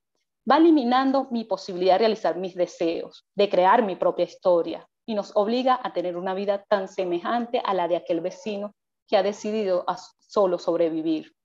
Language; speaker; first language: Spanish; native; Spanish